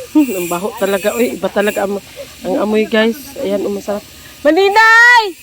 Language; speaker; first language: Filipino; non-native, local second language; Cebuano